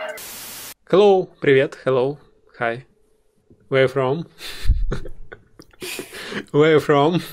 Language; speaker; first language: English; non-native, learner; Russian